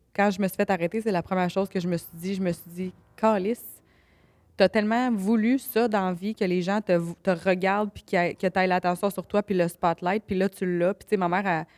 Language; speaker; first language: French; native; French